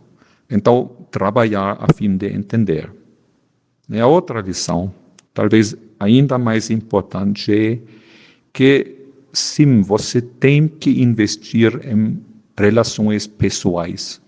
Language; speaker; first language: Portuguese; non-native, fluent; German